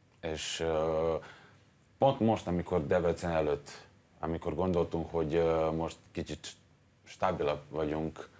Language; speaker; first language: Hungarian; non-native, learner; Serbian